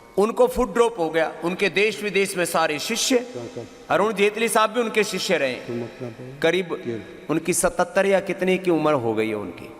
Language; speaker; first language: Hindi; native; Hindi